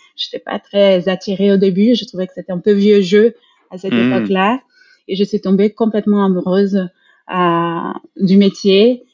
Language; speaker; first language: French; non-native, fluent; Portuguese